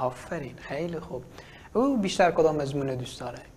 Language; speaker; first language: Persian; native; Persian